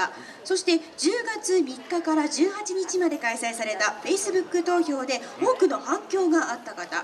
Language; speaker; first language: Japanese; native; Japanese